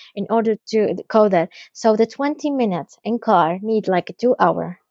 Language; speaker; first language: English; non-native, fluent; Arabic